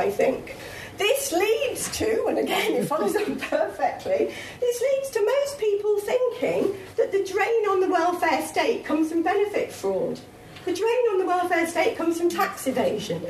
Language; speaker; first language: English; native; English